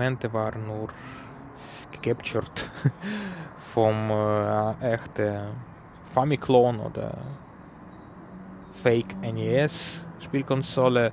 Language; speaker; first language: German; non-native, learner; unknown